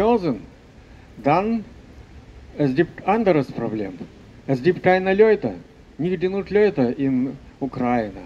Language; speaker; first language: German; non-native, fluent; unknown